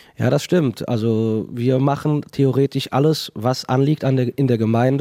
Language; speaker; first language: German; native; German